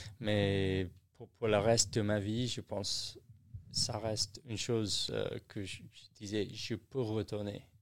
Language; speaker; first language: French; non-native, learner; English